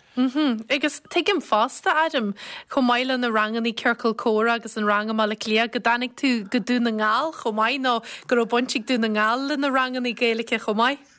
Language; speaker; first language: Irish; native; Irish